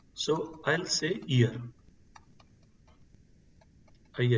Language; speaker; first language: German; non-native, fluent; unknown